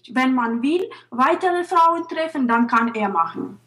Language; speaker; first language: German; non-native, fluent; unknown